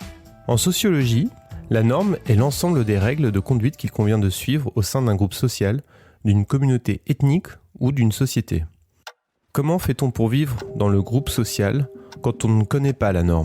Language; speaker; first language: French; native; French